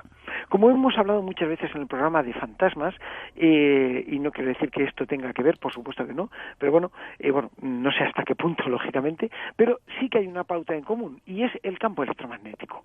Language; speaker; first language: Spanish; native; Spanish